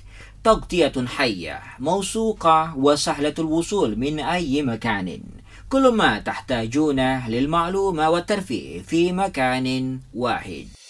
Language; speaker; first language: Arabic; non-native, fluent; Indonesian